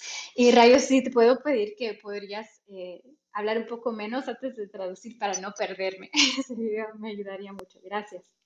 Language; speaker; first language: Spanish; early bilingual, heritage; Spanish